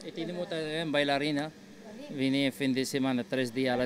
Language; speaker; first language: Spanish; non-native, fluent; Arabic